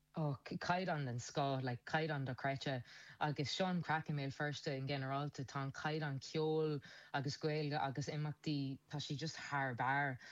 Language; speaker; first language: Irish; non-native, local second language; English